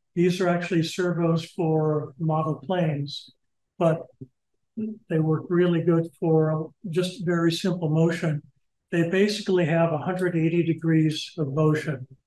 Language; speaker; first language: English; native; English